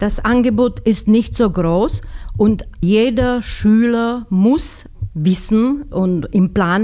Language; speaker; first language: German; non-native, fluent; Slovak